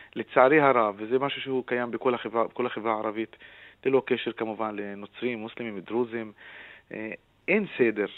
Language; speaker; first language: Hebrew; non-native, local second language; Arabic